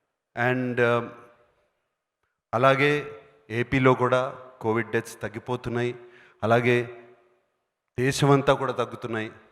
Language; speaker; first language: Telugu; native; Telugu